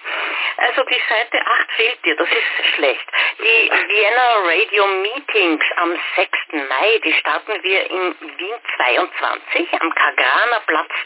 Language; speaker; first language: German; native; German